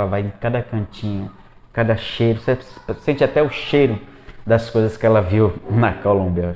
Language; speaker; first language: Portuguese; early bilingual, other home language; Spanish